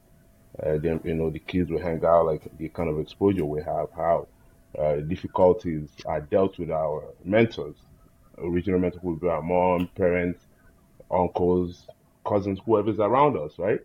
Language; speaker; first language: English; non-native, local second language; Igbo